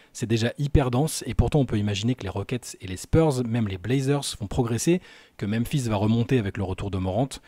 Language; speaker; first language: French; native; French